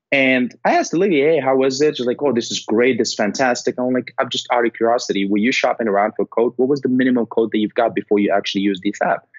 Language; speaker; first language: English; non-native, fluent; Arabic